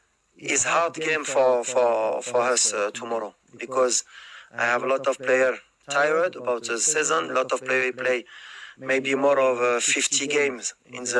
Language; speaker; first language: English; non-native, learner; French